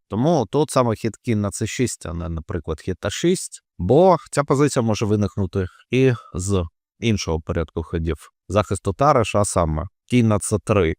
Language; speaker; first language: Ukrainian; non-native, local second language; Russian